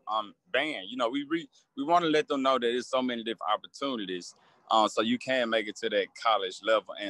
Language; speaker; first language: English; native; English